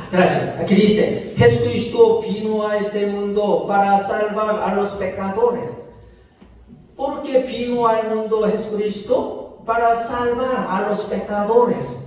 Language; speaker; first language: Spanish; non-native, fluent; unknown